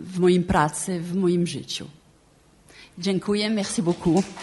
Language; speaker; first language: Polish; non-native, fluent; French